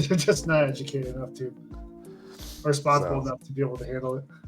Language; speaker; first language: English; native; English